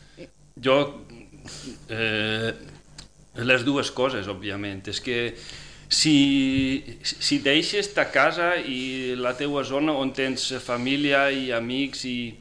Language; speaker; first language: Catalan; non-native, fluent; Dutch